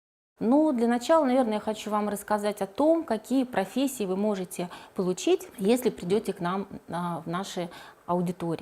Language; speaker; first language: Russian; native; Russian